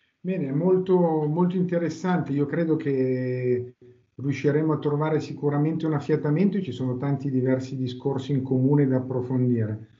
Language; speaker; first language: Italian; native; Italian